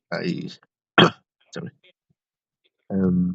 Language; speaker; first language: English; non-native, learner; Spanish